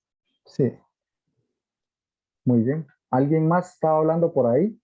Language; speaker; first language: Spanish; native; Spanish